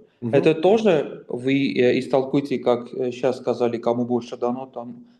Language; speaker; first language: Russian; non-native, local second language; Armenian